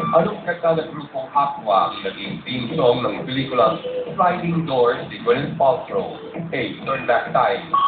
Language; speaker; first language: Filipino; native; Filipino